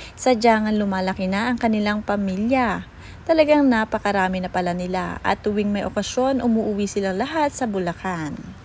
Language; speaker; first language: Filipino; native; Filipino